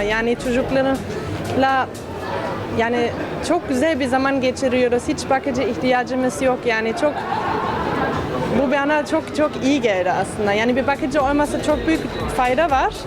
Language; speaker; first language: Turkish; non-native, fluent; German